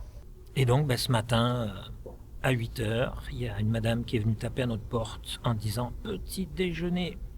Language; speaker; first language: French; native; French